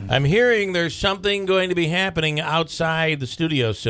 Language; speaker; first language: English; native; English